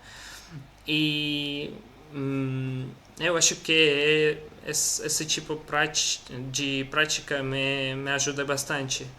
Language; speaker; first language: Portuguese; non-native, learner; Russian